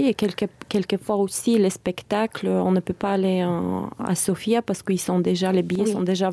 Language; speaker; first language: French; non-native, fluent; Bulgarian